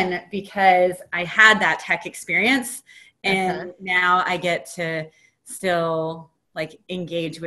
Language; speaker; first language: English; native; English